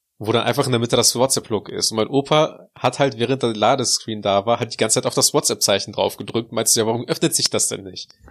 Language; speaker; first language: German; early bilingual, other home language; Russian